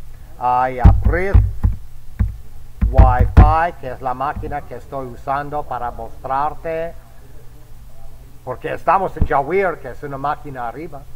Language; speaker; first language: Spanish; non-native, fluent; English